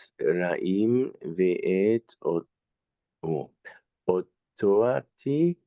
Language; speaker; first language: Hebrew; non-native, learner; English